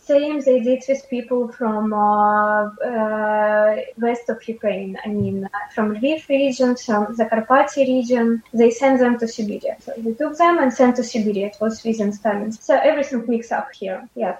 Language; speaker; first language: English; non-native, fluent; Ukrainian